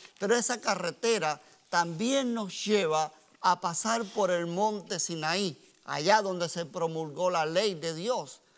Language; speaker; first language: Spanish; native; Spanish